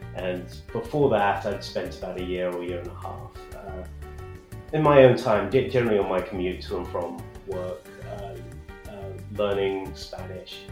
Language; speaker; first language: English; native; English